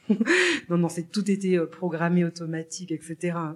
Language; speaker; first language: French; native; French